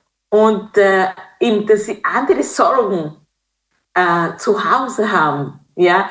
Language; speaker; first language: German; non-native, fluent; Kinyarwanda